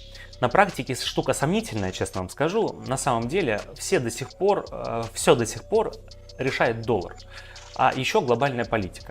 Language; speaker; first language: Russian; native; Russian